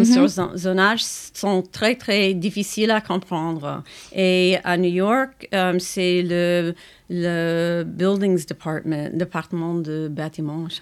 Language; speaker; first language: French; non-native, fluent; English